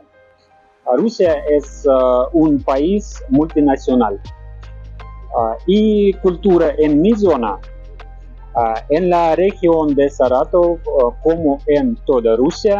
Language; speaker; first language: Spanish; non-native, learner; Russian